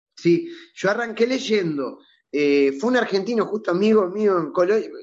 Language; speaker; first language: Spanish; native; Spanish